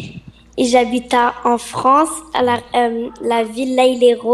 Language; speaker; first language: French; early bilingual, heritage; French